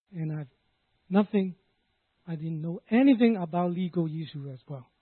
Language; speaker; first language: English; non-native, local second language; Cantonese